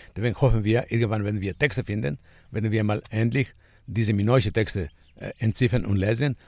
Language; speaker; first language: German; non-native, fluent; Greek